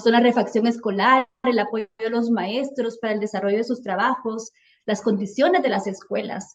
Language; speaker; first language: Spanish; native; Spanish